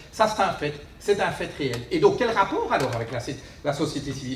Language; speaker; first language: French; native; French